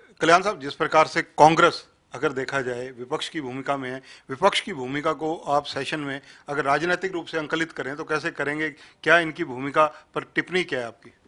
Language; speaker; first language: Hindi; native; Hindi